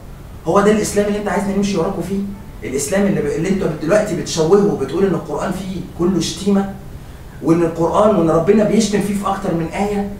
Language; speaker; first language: Arabic; native; Arabic